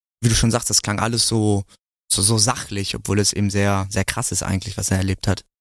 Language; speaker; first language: German; native; German